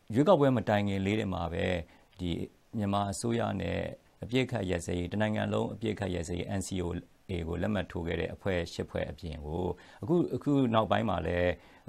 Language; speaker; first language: Burmese; native; Burmese